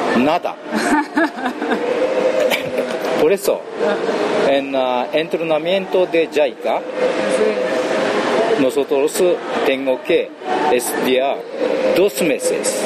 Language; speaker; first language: Spanish; non-native, learner; Japanese